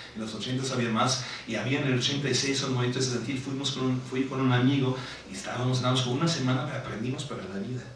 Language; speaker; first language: Spanish; non-native, fluent; German